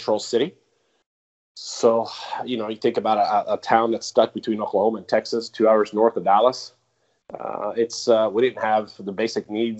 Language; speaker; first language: English; non-native, fluent; Italian